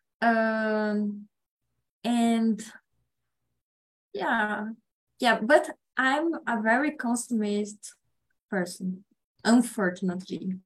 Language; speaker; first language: English; non-native, learner; Portuguese